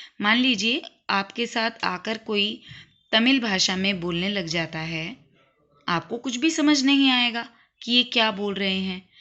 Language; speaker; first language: Hindi; native; Hindi